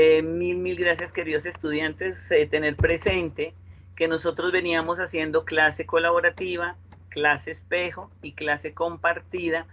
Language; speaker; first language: Spanish; native; Spanish